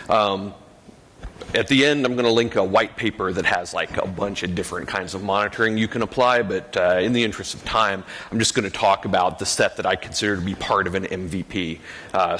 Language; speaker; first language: English; native; English